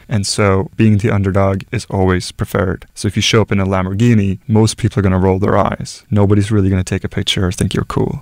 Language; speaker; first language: English; non-native, fluent; Norwegian